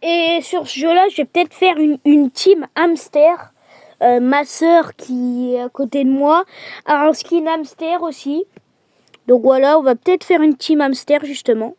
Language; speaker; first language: French; native; French